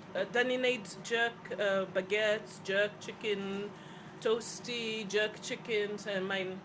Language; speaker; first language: Welsh; non-native, learner; English